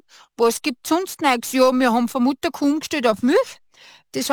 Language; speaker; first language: German; native; German